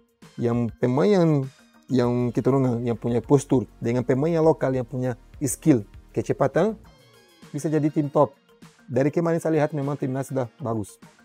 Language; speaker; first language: Indonesian; non-native, fluent; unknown